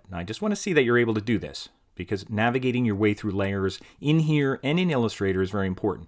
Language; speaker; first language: English; native; English